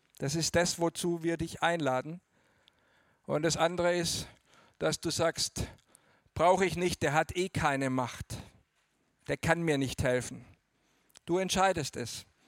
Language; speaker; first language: German; native; German